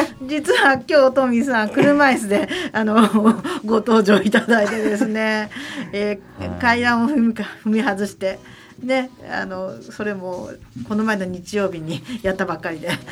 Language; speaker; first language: Japanese; native; Japanese